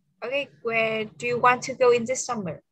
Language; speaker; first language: English; non-native, fluent; Vietnamese